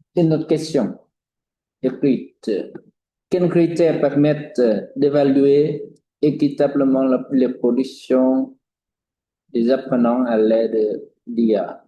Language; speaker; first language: French; non-native, fluent; Vietnamese